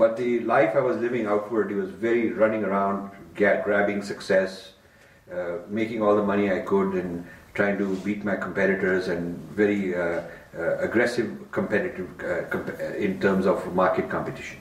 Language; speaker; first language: English; non-native, local second language; Hindi